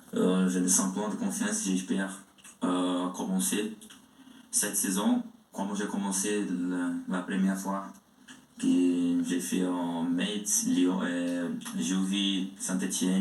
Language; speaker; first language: French; non-native, learner; Portuguese